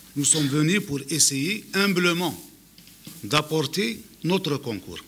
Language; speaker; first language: French; non-native, local second language; Arabic